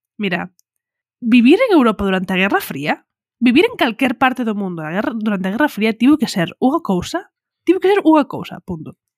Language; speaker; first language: Galician; non-native, local second language; Spanish